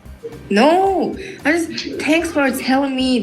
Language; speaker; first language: English; non-native, learner; Arabic